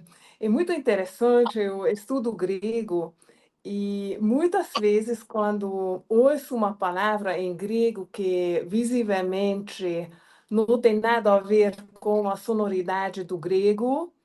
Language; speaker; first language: Portuguese; non-native, fluent; Hungarian